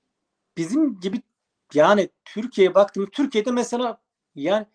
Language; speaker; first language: Turkish; native; Turkish